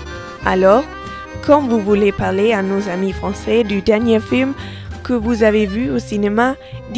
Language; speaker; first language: French; non-native, fluent; German